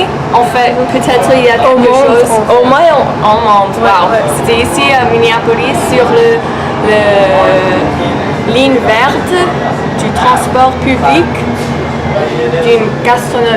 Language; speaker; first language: French; non-native, learner; English